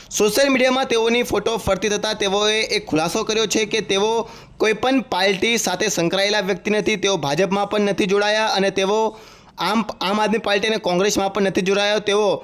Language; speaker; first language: Gujarati; native; Gujarati